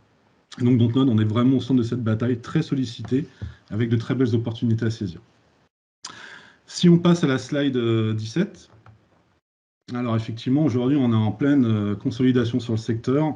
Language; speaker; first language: French; native; French